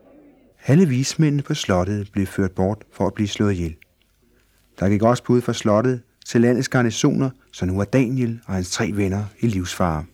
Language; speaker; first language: Danish; native; Danish